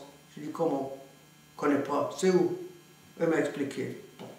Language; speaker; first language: French; non-native, fluent; German